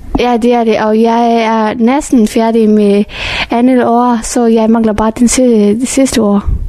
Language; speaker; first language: Danish; non-native, fluent; Persian